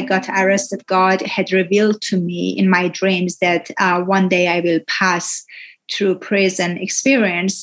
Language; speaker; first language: English; non-native, fluent; Persian